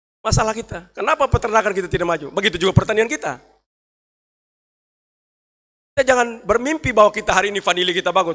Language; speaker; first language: Indonesian; native; Indonesian